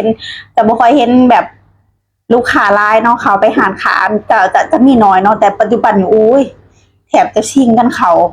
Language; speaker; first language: Thai; non-native, local second language; Lao